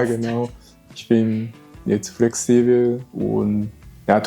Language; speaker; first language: German; non-native, learner; Japanese